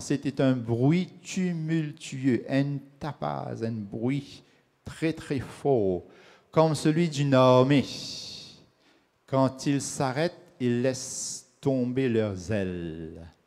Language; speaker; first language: French; non-native, local second language; Morisyen